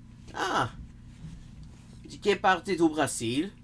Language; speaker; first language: Portuguese; non-native, fluent; German